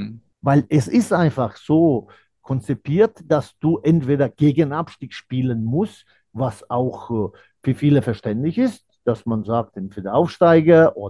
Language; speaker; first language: German; non-native, fluent; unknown